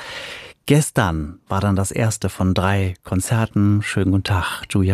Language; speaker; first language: German; native; German